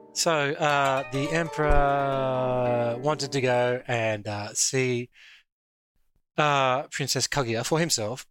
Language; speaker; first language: English; native; English